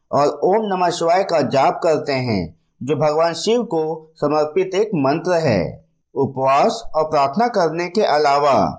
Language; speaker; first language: Hindi; native; Hindi